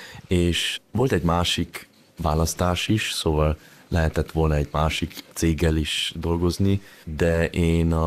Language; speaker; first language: Hungarian; early bilingual, heritage; Hungarian